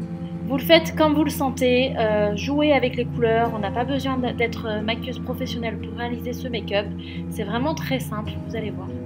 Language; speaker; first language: French; native; French